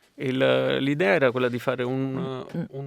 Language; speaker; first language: Italian; native; Italian